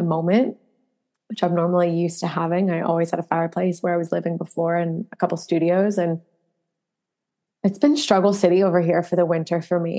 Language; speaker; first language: English; native; English